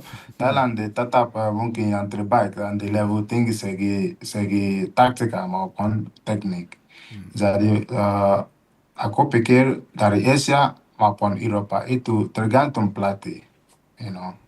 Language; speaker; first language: Indonesian; non-native, fluent; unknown